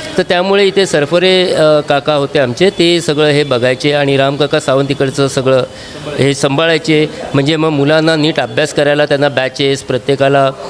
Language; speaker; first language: Marathi; native; Marathi